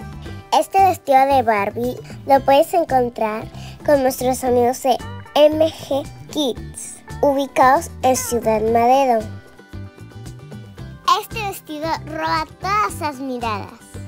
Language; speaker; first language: Spanish; native; Spanish